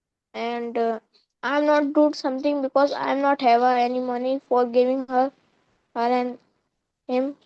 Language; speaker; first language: English; non-native, learner; Hindi